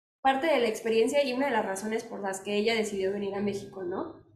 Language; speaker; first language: Spanish; native; Spanish